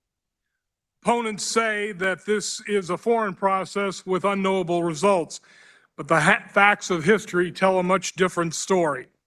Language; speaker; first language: English; native; English